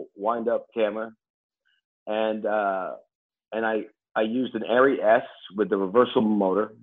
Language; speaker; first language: English; early bilingual, other home language; Filipino